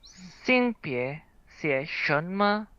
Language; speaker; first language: Chinese; non-native, learner; Indonesian